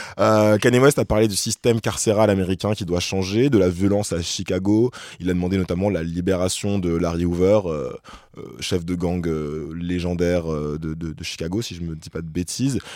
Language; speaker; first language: French; native; French